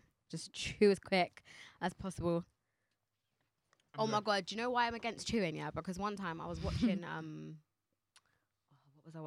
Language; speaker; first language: English; native; English